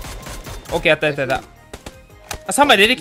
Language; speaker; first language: Japanese; native; Japanese